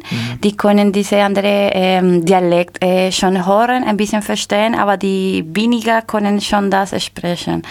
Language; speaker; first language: German; non-native, learner; Spanish